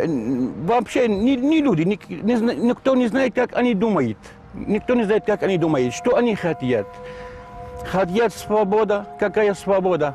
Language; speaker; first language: Russian; non-native, learner; Arabic